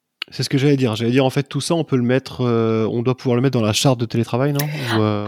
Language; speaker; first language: French; native; French